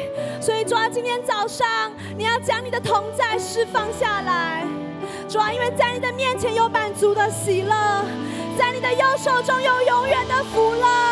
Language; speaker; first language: Chinese; native; Chinese